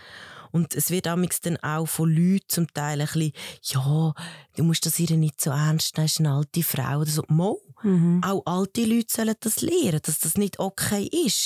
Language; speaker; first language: German; early bilingual, other home language; Spanish